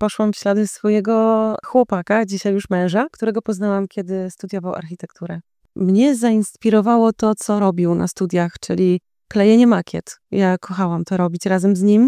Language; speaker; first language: Polish; native; Polish